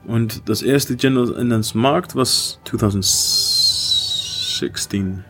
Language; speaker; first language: German; non-native, learner; Dutch